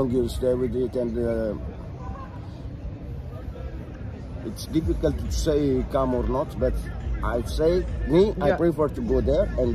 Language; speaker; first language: English; non-native, learner; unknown